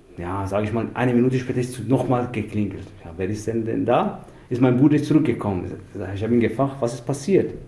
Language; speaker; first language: German; non-native, fluent; Persian